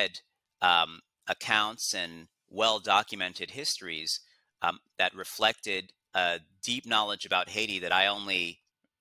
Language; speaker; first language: English; native; English